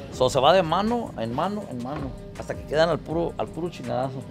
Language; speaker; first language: Spanish; early bilingual, heritage; Spanish